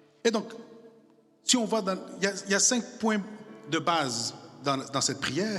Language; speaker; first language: French; non-native, fluent; Spanish